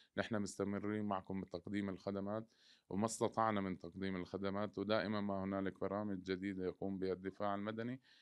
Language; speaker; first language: Arabic; native; Arabic